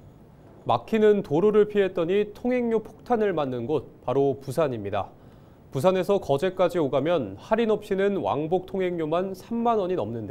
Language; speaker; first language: Korean; native; Korean